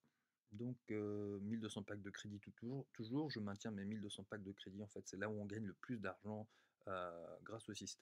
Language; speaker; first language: French; native; French